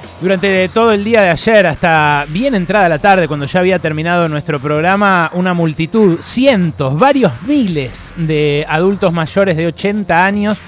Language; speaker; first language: Spanish; native; Spanish